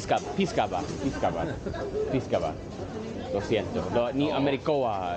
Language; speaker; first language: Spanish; non-native, learner; English